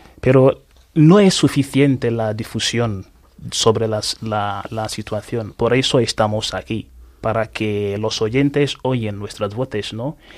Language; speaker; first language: Spanish; non-native, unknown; Igbo